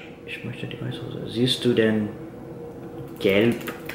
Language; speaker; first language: German; non-native, learner; English